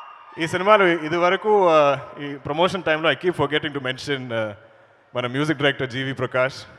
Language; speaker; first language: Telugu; non-native, learner; Malayalam